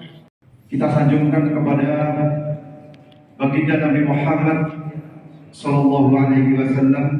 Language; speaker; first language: Indonesian; native; Indonesian